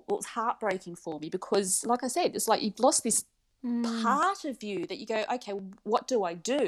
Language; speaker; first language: English; native; English